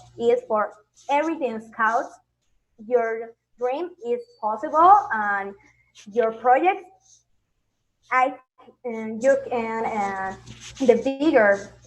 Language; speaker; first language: English; non-native, learner; Spanish